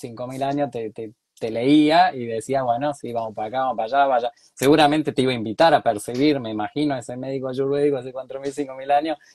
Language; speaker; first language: Spanish; native; Spanish